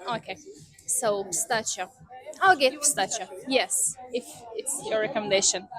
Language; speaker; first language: English; non-native, learner; Azerbaijani